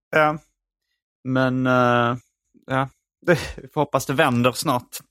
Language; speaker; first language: Swedish; native; Swedish